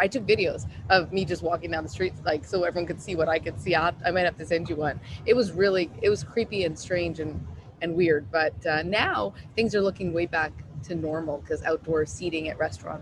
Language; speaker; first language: English; native; English